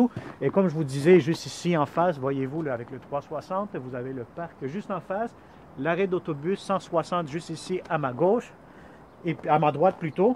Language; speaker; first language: French; native; French